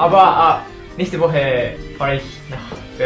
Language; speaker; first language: German; non-native, learner; Japanese